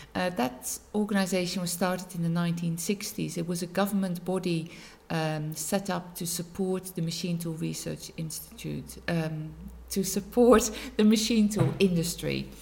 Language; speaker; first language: English; non-native, fluent; Dutch